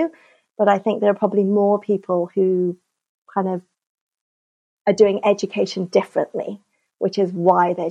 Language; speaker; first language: English; native; English